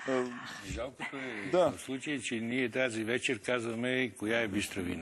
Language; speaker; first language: Bulgarian; native; Bulgarian